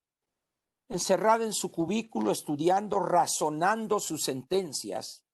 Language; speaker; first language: Spanish; native; Spanish